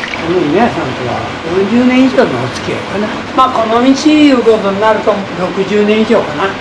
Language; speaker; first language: Japanese; native; Japanese